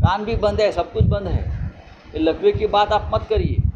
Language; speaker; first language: Hindi; non-native, local second language; Marathi